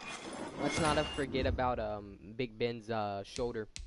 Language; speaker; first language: English; native; English